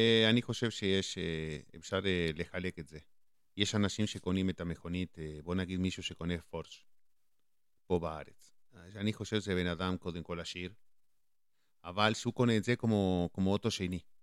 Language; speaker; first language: Hebrew; non-native, fluent; Spanish